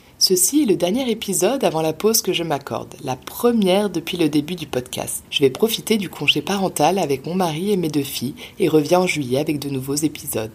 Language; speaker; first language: French; native; French